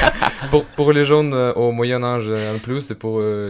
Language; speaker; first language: French; non-native, fluent; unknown